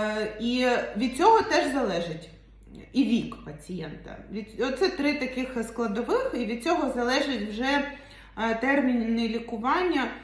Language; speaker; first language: Ukrainian; non-native, local second language; Russian